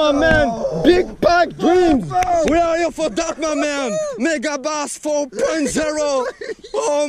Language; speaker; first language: English; non-native, learner; French